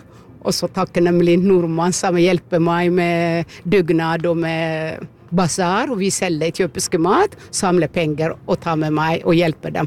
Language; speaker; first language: Norwegian; non-native, learner; Amharic